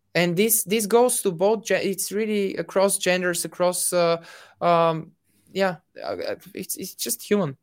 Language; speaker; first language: English; non-native, fluent; Bulgarian